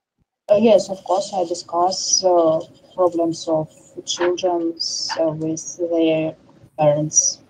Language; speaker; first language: English; non-native, learner; Russian